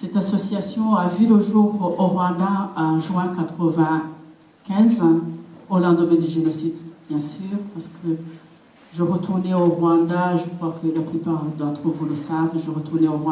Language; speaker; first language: French; non-native, local second language; Kinyarwanda